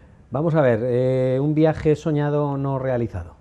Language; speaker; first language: Spanish; native; Spanish